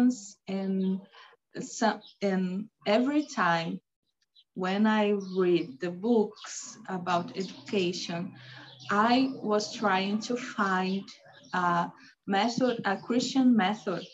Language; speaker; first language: English; non-native, learner; Portuguese